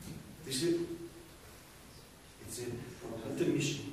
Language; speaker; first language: English; non-native, learner; German